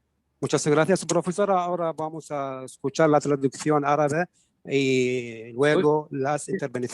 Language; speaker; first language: Spanish; non-native, learner; Arabic